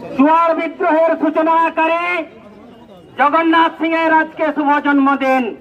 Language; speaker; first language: Bangla; native; Bangla